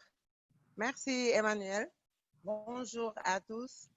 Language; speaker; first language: French; non-native, local second language; Wolof